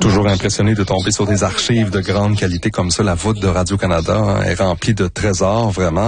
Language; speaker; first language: French; native; French